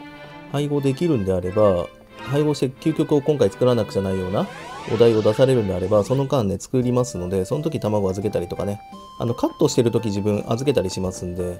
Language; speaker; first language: Japanese; native; Japanese